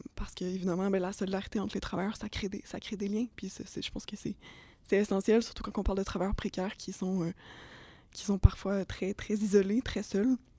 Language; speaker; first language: French; native; French